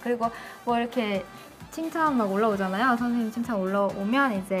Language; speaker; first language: Korean; native; Korean